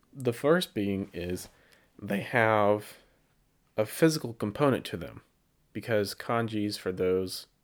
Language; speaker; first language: English; native; English